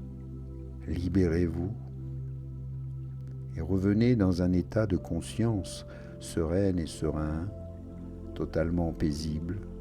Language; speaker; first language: French; native; French